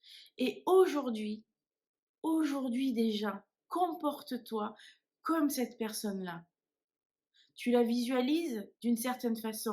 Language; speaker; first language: French; native; French